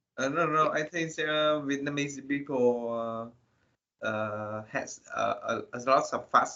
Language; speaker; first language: English; non-native, learner; Vietnamese